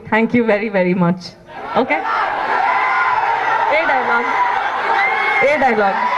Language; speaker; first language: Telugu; non-native, learner; Tamil